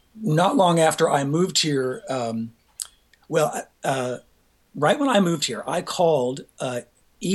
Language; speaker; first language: English; native; English